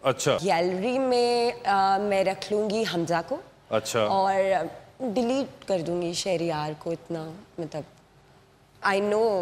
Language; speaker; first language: Urdu; native; Urdu